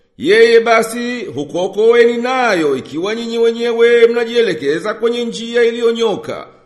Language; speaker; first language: Swahili; native; Swahili